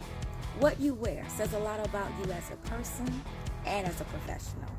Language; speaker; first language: English; native; English